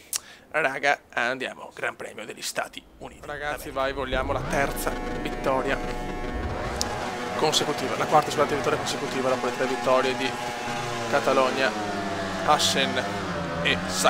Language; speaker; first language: Italian; native; Italian